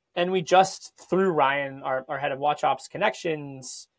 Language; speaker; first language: English; native; English